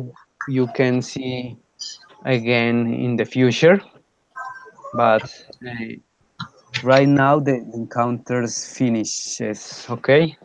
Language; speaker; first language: English; non-native, fluent; Spanish